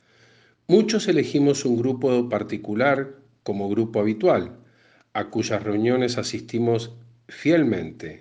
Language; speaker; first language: Spanish; native; Spanish